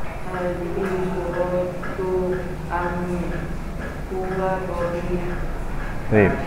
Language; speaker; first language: Arabic; non-native, learner; Indonesian